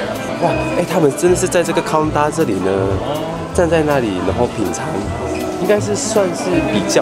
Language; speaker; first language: Chinese; native; Chinese